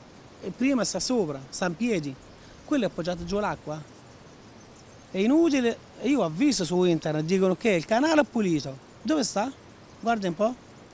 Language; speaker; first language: Italian; non-native, learner; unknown